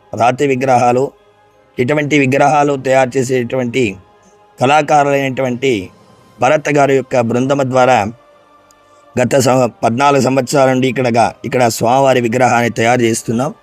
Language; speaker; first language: Telugu; native; Telugu